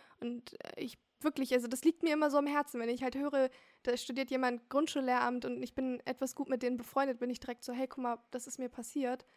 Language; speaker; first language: German; early bilingual, other home language; Turkish